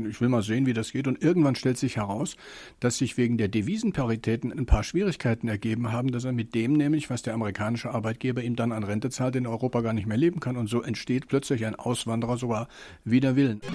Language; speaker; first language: German; native; German